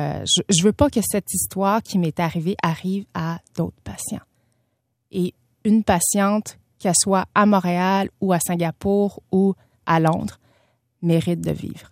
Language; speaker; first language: French; early bilingual, other home language; Vietnamese